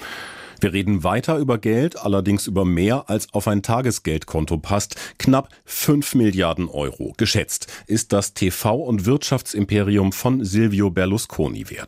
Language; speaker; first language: German; native; German